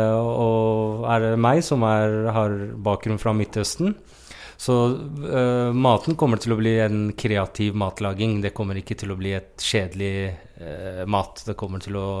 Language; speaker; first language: Norwegian; non-native, fluent; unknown